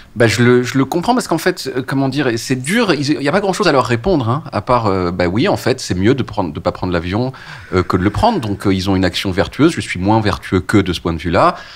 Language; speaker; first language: French; native; French